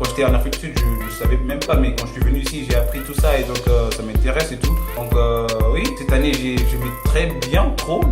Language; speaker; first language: French; non-native, learner; English